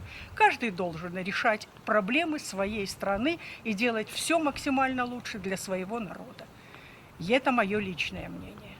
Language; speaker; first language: Russian; native; Russian